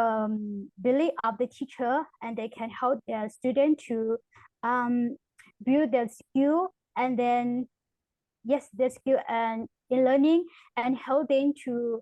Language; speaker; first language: English; non-native, learner; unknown